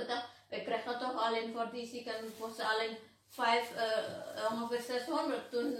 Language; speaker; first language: Dutch; non-native, learner; Indonesian